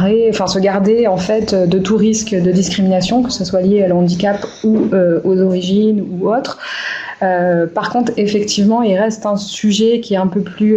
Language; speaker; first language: French; native; French